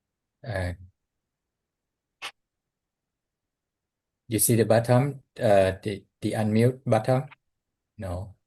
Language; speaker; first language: English; non-native, learner; Portuguese